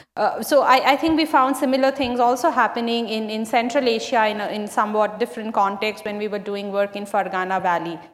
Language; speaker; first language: English; non-native, local second language; Bangla